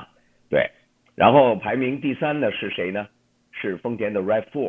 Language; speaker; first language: Chinese; native; Chinese